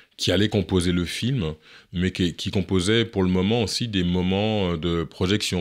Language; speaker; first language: French; native; French